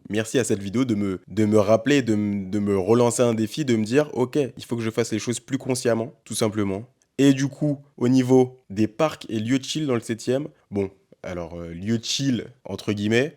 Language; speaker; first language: French; native; French